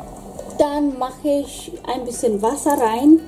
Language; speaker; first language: German; non-native, fluent; Swahili